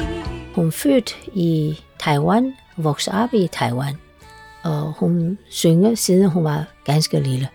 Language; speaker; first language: Danish; non-native, fluent; Chinese